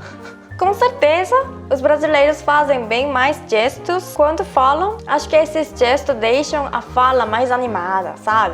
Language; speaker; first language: Portuguese; non-native, fluent; Korean